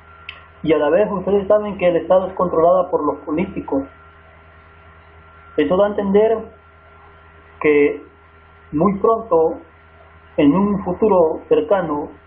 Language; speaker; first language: Spanish; native; Spanish